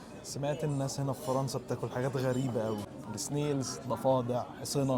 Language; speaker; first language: Arabic; native; Arabic